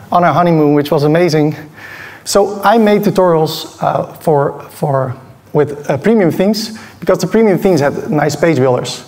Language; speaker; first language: English; non-native, fluent; Dutch